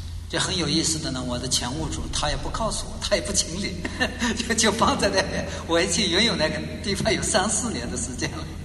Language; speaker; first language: Chinese; native; Chinese